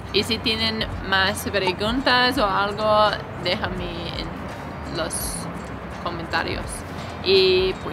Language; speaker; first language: Spanish; non-native, learner; English